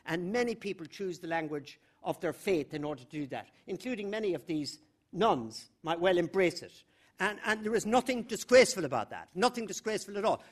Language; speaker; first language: English; native; English